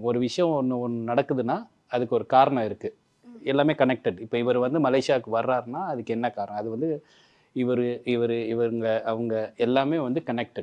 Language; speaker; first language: Tamil; native; Tamil